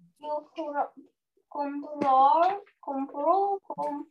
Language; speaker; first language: Spanish; non-native, learner; English